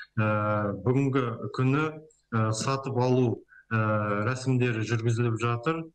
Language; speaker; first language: Kazakh; native; Kazakh